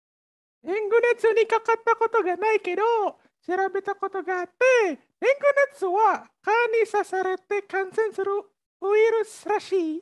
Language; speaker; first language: Japanese; non-native, learner; Indonesian